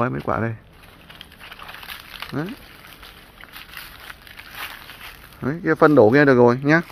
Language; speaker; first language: Vietnamese; native; Vietnamese